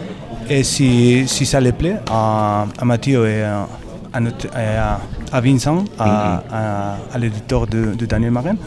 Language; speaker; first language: French; non-native, learner; Spanish